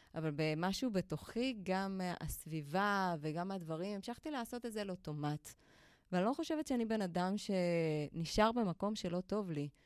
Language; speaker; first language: Hebrew; non-native, fluent; Spanish